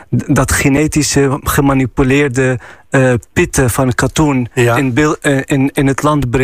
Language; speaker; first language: Dutch; non-native, fluent; Arabic